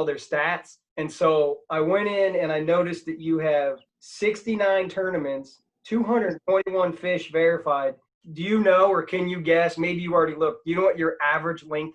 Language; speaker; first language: English; native; English